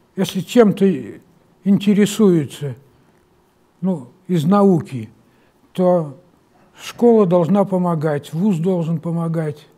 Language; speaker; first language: Russian; native; Russian